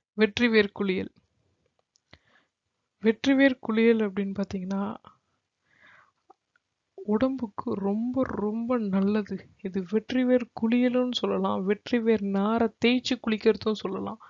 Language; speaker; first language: Tamil; native; Tamil